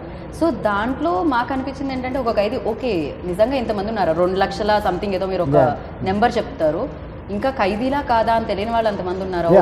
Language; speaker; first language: Telugu; native; Telugu